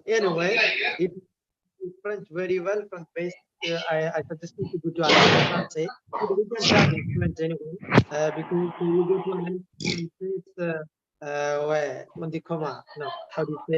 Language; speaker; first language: English; non-native, local second language; Malayalam